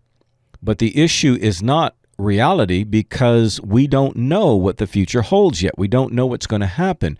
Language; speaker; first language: English; native; English